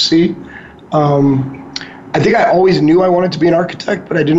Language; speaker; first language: English; native; English